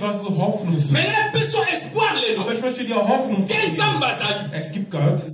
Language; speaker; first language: German; non-native, learner; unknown